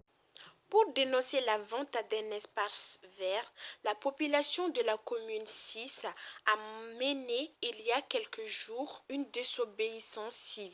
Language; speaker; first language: French; non-native, local second language; Bambara